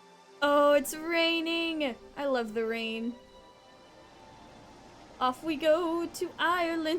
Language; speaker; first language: English; native; English